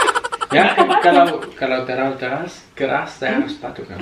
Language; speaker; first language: Indonesian; non-native, learner; German